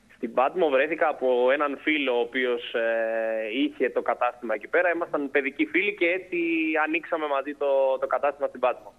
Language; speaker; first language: Greek; native; Greek